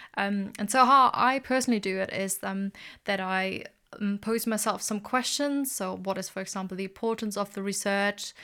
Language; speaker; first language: English; non-native, fluent; German